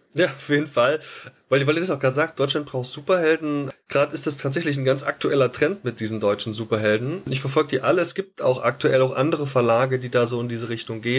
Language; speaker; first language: German; native; German